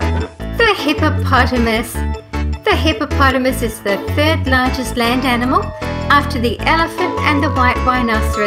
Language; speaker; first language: English; native; English